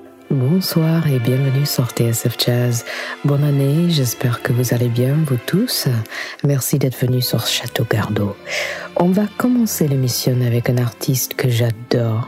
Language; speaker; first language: French; non-native, fluent; English